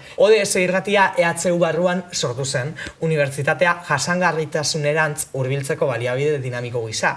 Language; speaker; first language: Basque; native; Basque